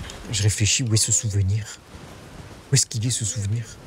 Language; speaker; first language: French; native; French